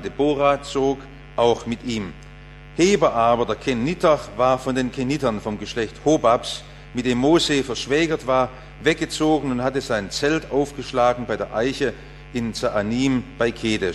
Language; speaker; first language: German; native; German